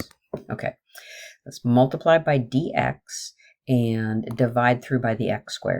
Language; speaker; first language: English; native; English